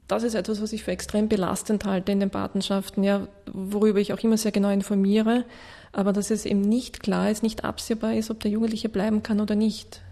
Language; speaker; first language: German; native; German